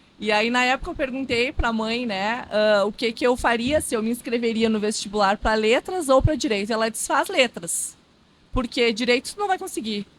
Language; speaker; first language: Portuguese; non-native, local second language; Low German